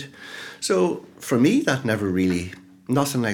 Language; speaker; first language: English; native; English